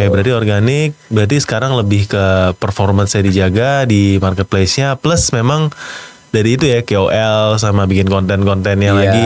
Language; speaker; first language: Indonesian; native; Indonesian